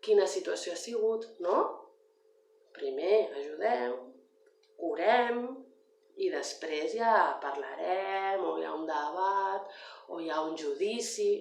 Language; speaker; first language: Catalan; non-native, learner; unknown